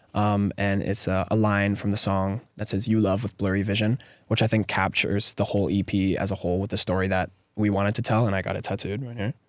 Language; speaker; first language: English; native; English